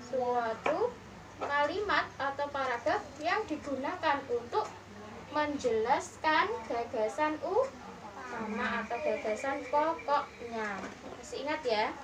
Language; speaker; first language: Indonesian; native; Indonesian